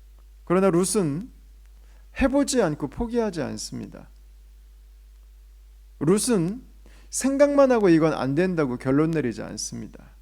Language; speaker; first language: Korean; native; Korean